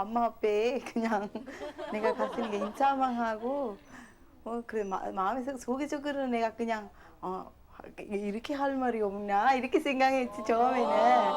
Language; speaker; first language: Korean; non-native, learner; Sinhala